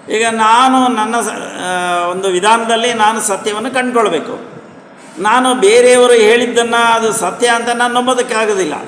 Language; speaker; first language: Kannada; non-native, local second language; Telugu